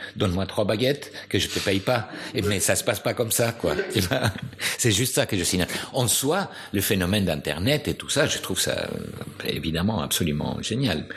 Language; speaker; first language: French; non-native, fluent; Spanish